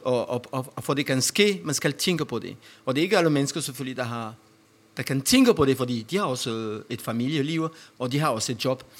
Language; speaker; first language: Danish; non-native, fluent; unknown